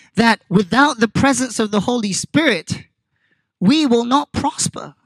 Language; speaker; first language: English; non-native, fluent; Korean